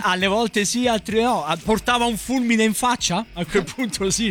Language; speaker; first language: Italian; native; Italian